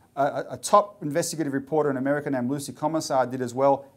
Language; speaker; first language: English; native; English